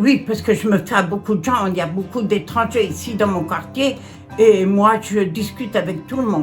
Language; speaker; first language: French; native; French